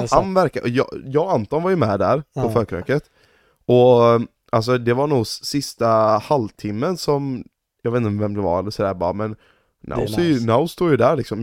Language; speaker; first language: Swedish; native; Swedish